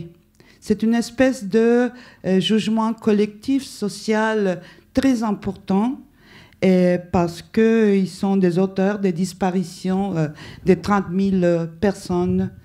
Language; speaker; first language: French; non-native, fluent; Spanish